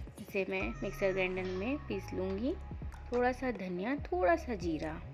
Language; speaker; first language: Hindi; non-native, local second language; Bangla